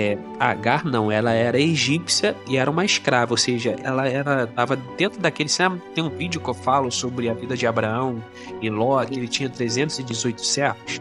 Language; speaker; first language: Portuguese; native; Portuguese